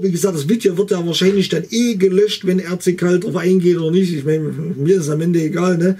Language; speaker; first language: German; native; German